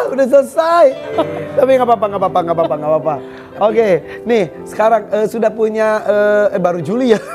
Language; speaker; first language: Indonesian; native; Indonesian